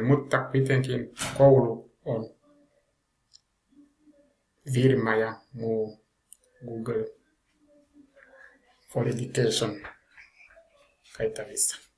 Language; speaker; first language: Finnish; non-native, learner; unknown